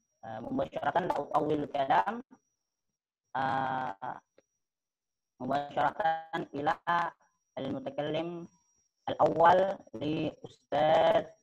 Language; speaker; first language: Arabic; non-native, learner; Indonesian